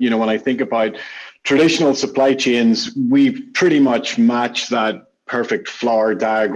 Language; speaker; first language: English; native; English